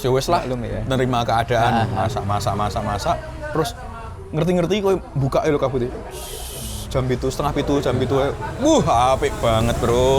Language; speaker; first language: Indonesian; non-native, local second language; Javanese